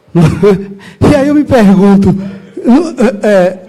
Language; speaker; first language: Portuguese; native; Portuguese